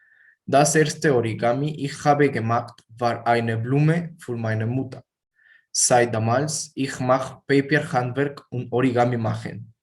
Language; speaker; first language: German; non-native, learner; Spanish